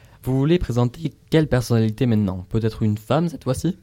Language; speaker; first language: French; native; French